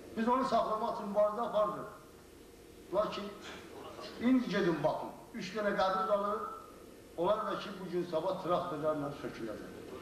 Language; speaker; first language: Azerbaijani; non-native, local second language; Talysh